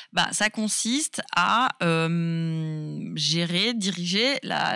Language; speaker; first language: French; native; French